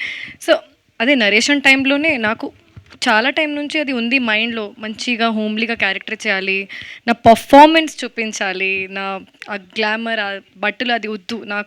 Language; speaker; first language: Telugu; non-native, fluent; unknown